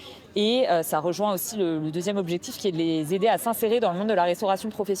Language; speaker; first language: French; native; French